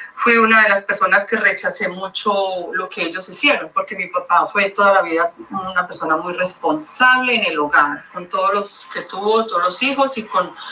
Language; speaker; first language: Spanish; native; Spanish